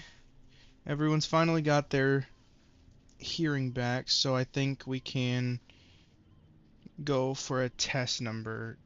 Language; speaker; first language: English; native; English